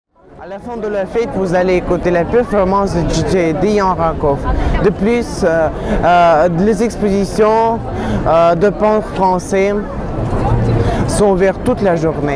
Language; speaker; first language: French; non-native, learner; Russian